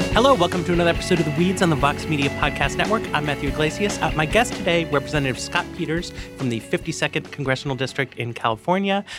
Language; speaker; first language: English; native; English